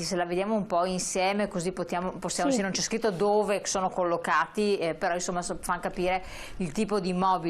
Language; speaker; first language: Italian; native; Italian